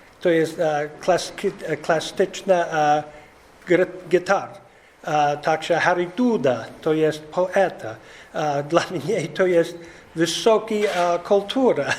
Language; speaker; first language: Polish; non-native, learner; English